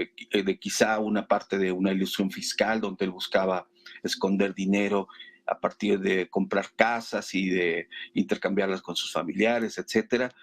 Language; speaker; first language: Spanish; native; Spanish